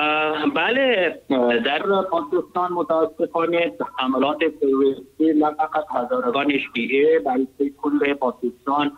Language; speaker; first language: Persian; non-native, learner; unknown